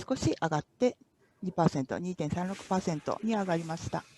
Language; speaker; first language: Japanese; native; Japanese